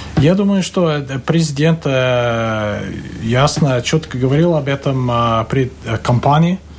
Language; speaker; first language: Russian; non-native, fluent; English